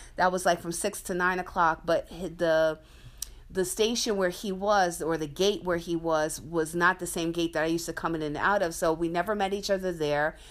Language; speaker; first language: English; native; English